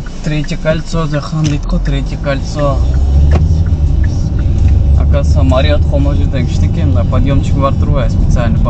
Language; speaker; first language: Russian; non-native, local second language; Kyrgyz